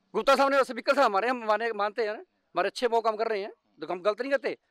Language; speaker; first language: Hindi; native; Hindi